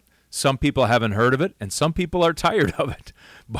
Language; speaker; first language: English; native; English